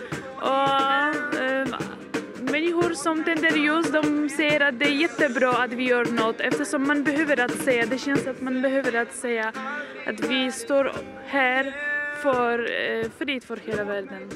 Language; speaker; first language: Swedish; non-native, learner; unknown